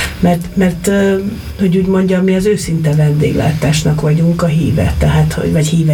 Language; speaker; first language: Hungarian; native; Hungarian